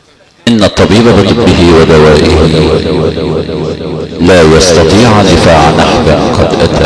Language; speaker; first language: Arabic; native; Arabic